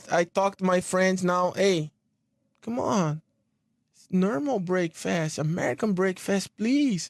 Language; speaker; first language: English; non-native, learner; Portuguese